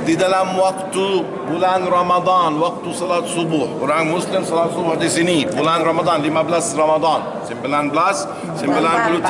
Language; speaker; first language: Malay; non-native, learner; Arabic